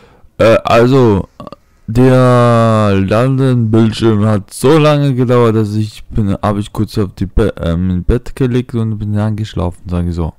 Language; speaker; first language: German; non-native, fluent; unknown